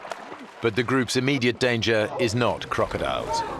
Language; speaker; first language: English; native; English